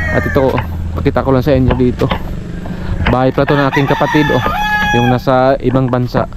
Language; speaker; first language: Filipino; non-native, local second language; Cebuano